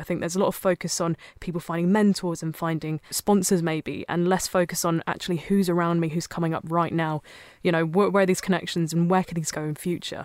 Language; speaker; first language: English; native; English